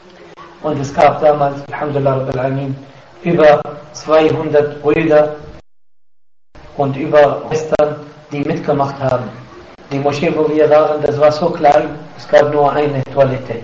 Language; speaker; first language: German; non-native, fluent; Arabic